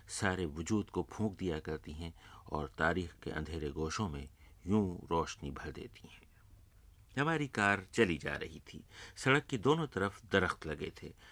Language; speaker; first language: Urdu; native; Urdu